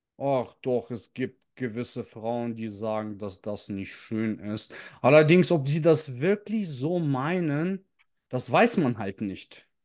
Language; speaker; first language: German; early bilingual, other home language; Russian